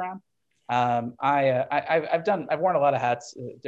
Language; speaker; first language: English; native; English